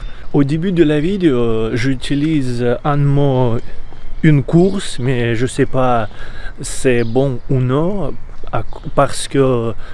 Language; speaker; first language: French; non-native, learner; Russian